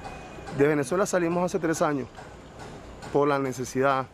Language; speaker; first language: Spanish; native; Spanish